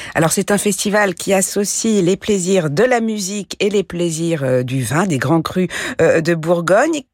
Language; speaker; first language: French; native; French